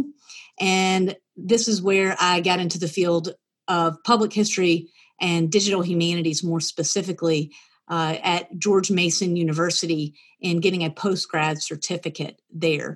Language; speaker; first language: English; native; English